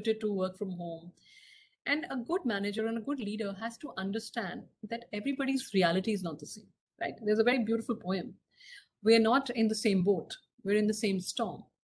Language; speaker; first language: English; non-native, local second language; Hindi